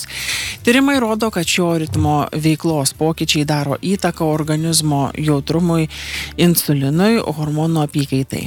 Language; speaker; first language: Lithuanian; native; Lithuanian